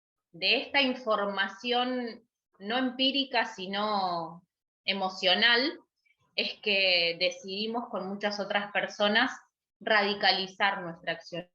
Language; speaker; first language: Spanish; native; Spanish